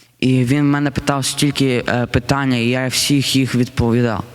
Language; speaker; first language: Ukrainian; early bilingual, heritage; Ukrainian